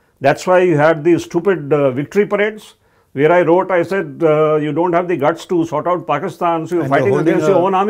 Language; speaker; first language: English; non-native, local second language; Hindi